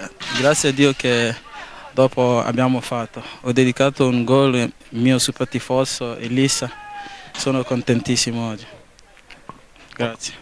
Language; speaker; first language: Italian; non-native, learner; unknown